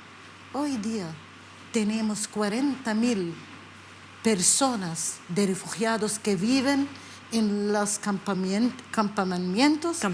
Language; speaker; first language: Spanish; non-native, learner; Arabic